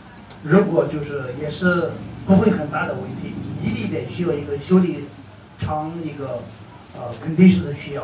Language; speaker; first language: Chinese; non-native, fluent; Tibetan